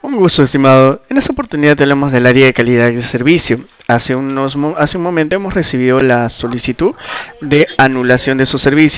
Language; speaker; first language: Spanish; native; Spanish